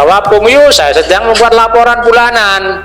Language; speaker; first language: Indonesian; native; Indonesian